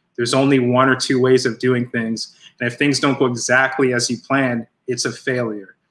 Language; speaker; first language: English; native; English